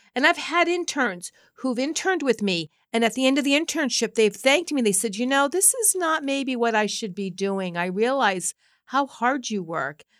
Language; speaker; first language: English; native; English